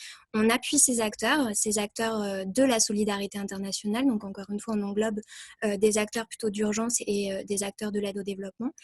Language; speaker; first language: French; native; French